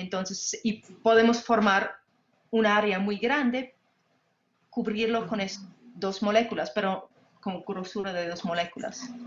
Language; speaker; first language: Spanish; non-native, fluent; English